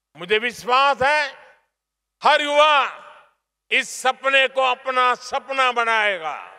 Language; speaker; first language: Hindi; non-native, local second language; Gujarati